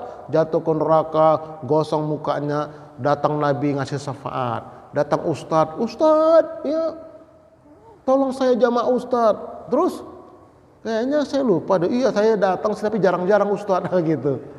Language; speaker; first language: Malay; non-native, local second language; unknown